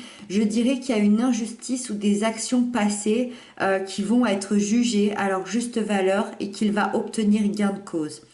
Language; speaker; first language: French; native; French